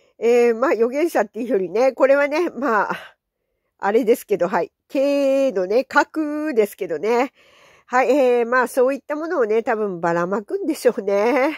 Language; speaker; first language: Japanese; native; Japanese